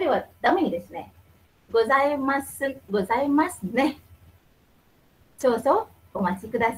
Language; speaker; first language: Japanese; non-native, fluent; Balinese